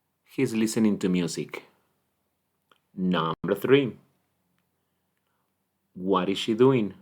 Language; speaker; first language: English; non-native, fluent; Spanish